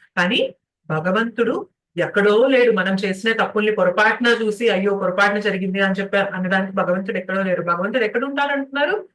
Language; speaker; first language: Telugu; native; Telugu